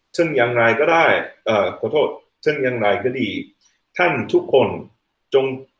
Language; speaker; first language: Thai; non-native, fluent; English